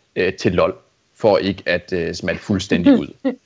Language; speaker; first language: Danish; native; Danish